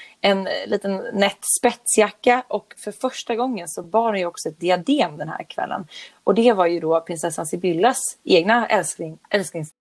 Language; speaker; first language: Swedish; native; Swedish